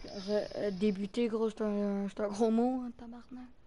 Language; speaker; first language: French; native; French